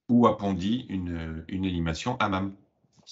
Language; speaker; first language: French; native; French